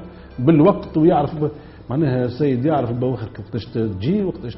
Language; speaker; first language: Arabic; native; Arabic